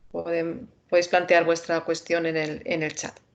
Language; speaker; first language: Spanish; native; Spanish